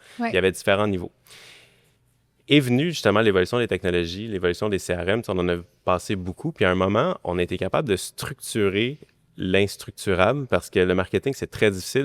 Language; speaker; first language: French; native; French